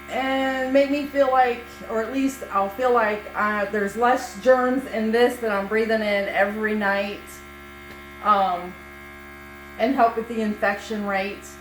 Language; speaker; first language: English; native; English